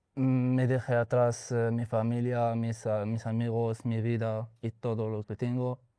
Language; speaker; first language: Spanish; non-native, learner; Arabic